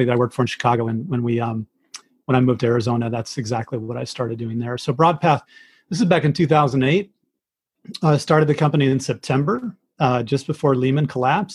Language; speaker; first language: English; native; English